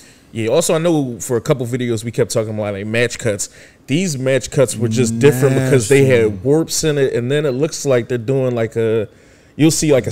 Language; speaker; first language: English; native; English